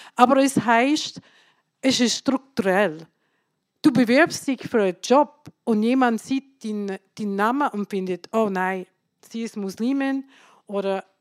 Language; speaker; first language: German; non-native, fluent; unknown